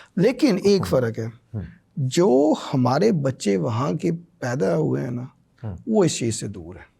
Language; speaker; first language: Urdu; non-native, local second language; Punjabi